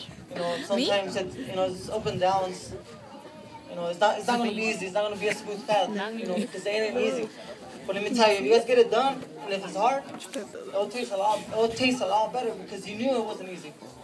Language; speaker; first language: English; early bilingual, other home language; Spanish